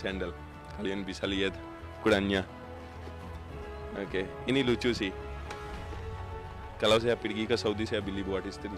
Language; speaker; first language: Indonesian; non-native, fluent; Urdu